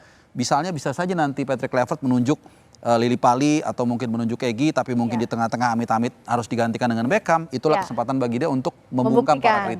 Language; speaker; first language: Indonesian; native; Indonesian